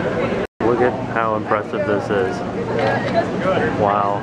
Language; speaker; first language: English; native; English